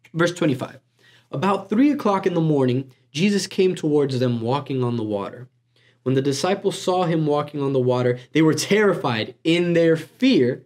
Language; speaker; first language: English; native; English